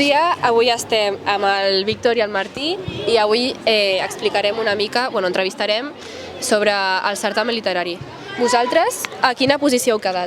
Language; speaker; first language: Catalan; native; Catalan